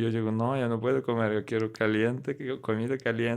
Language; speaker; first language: Spanish; non-native, learner; Russian